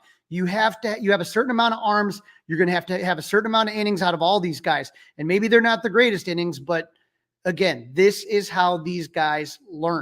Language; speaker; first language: English; native; English